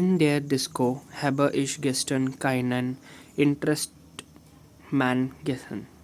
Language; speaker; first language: German; non-native, learner; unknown